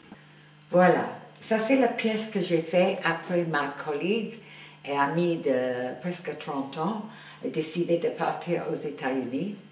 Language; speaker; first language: French; non-native, fluent; English